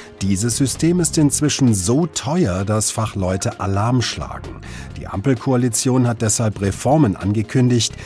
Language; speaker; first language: German; native; German